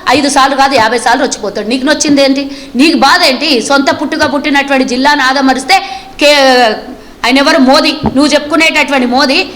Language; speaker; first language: Telugu; native; Telugu